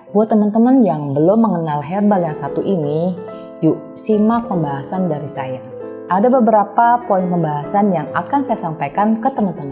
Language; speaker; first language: Indonesian; native; Indonesian